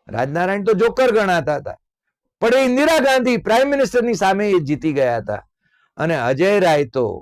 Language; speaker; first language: Gujarati; native; Gujarati